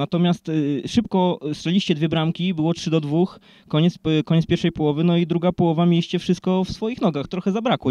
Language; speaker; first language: Polish; native; Polish